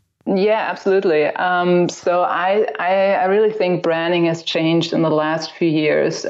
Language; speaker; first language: English; non-native, fluent; German